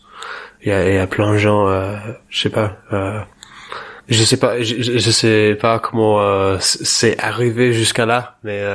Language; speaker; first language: French; non-native, learner; English